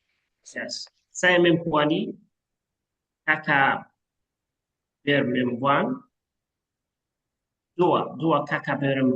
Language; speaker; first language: Indonesian; non-native, learner; Arabic